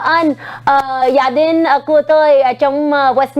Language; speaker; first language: Vietnamese; non-native, learner; English